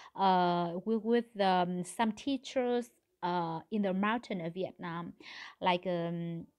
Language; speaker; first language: English; non-native, learner; Vietnamese